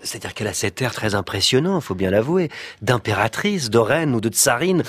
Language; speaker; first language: French; native; French